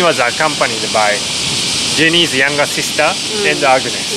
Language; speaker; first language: English; non-native, learner; Japanese